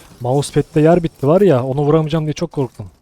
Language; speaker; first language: Turkish; native; Turkish